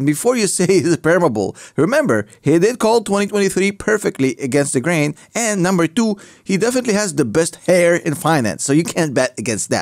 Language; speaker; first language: English; native; English